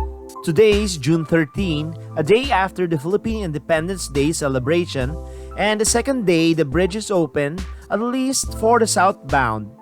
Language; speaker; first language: English; non-native, local second language; Filipino